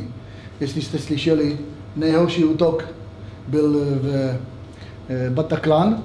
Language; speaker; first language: Czech; non-native, fluent; Hebrew